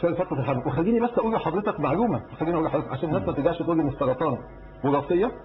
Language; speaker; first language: Arabic; native; Arabic